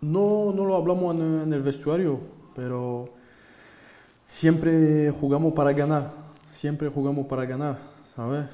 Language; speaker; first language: Spanish; non-native, fluent; French